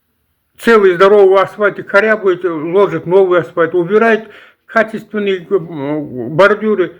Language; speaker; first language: Russian; non-native, local second language; Kazakh